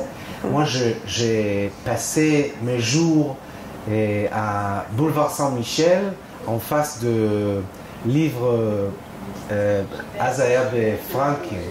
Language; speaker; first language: French; non-native, fluent; Hebrew